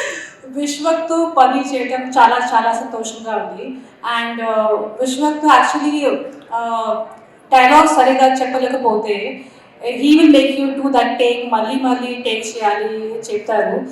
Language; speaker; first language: Telugu; non-native, local second language; Hindi